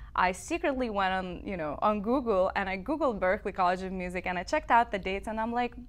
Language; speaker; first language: English; non-native, fluent; Lithuanian